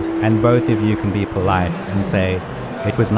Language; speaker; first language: English; native; English